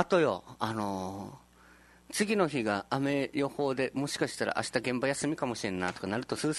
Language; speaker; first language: Japanese; native; Japanese